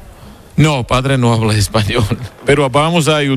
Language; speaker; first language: Spanish; non-native, fluent; Georgian